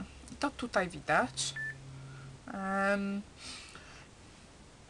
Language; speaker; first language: Polish; early bilingual, heritage; Polish